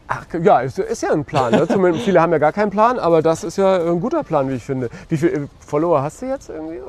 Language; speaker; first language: German; native; German